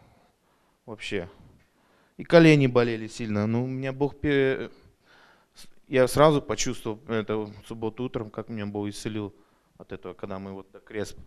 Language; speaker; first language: Russian; early bilingual, heritage; Russian